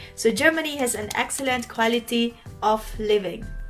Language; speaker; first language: English; non-native, local second language; Filipino